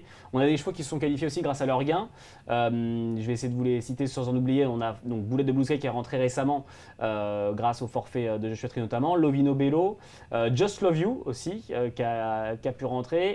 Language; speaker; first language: French; native; French